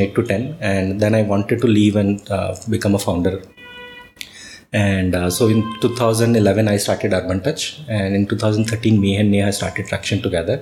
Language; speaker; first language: English; non-native, local second language; Marwari